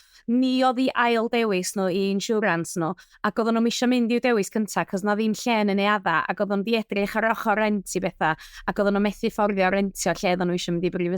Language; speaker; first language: Welsh; native; Welsh